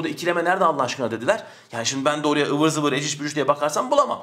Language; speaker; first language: Turkish; native; Turkish